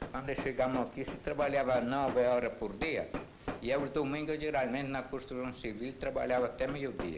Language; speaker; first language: Portuguese; non-native, fluent; Italian